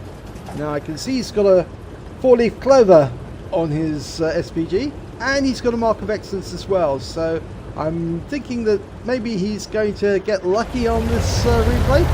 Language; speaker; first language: English; native; English